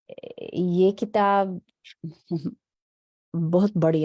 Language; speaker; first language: Hindi; non-native, learner; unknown